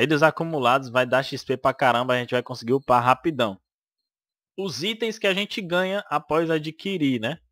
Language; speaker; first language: Portuguese; native; Portuguese